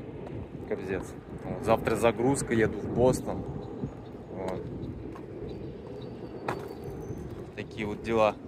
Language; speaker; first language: Russian; native; Russian